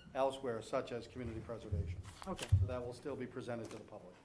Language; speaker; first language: English; native; English